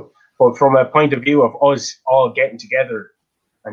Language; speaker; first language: English; native; English